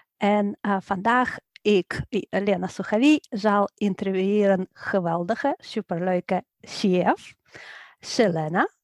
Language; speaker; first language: Dutch; non-native, fluent; Ukrainian